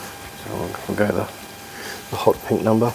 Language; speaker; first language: English; native; English